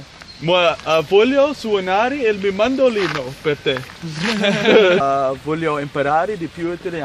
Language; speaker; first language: Italian; non-native, learner; Dutch